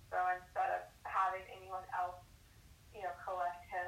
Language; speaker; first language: English; native; English